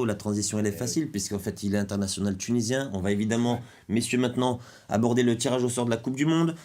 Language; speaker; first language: French; native; French